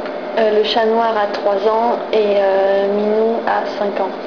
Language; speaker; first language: French; native; French